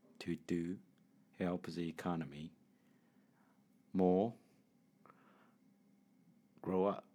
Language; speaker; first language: English; non-native, learner; Chinese